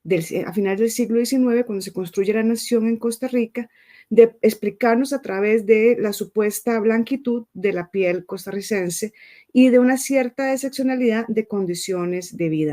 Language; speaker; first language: Spanish; native; Spanish